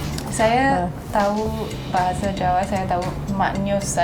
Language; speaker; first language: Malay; non-native, local second language; English